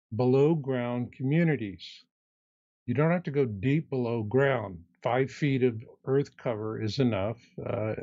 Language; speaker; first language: English; native; English